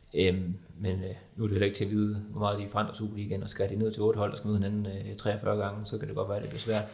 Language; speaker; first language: Danish; native; Danish